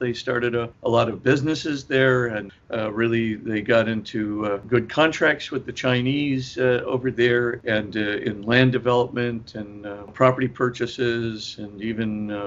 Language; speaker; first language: English; native; English